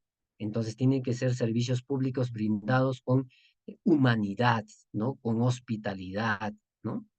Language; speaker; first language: Spanish; native; Spanish